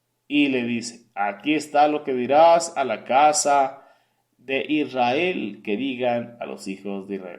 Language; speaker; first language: Spanish; native; Spanish